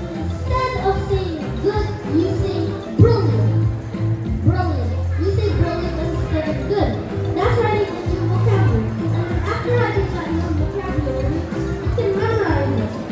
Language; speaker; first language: English; non-native, learner; Indonesian